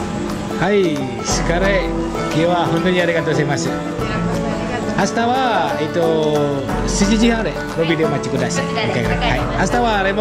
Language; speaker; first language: Japanese; non-native, learner; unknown